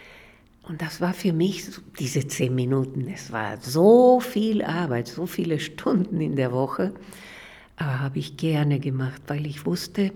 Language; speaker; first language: German; non-native, fluent; Spanish